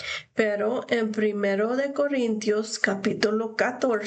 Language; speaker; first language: Spanish; non-native, fluent; English